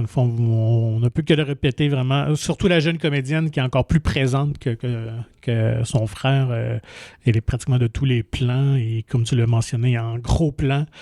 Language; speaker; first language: French; native; French